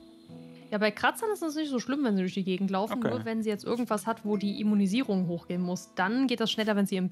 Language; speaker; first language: German; native; German